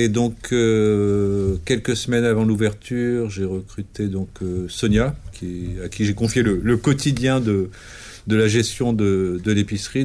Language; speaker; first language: French; native; French